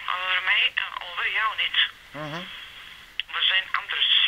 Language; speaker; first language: Dutch; non-native, learner; Serbian